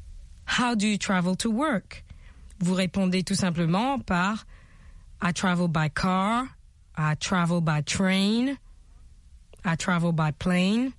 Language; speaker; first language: English; non-native, fluent; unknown